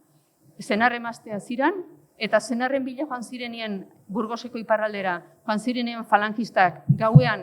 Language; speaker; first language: Basque; native; Basque